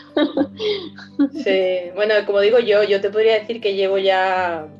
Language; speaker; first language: Spanish; native; Spanish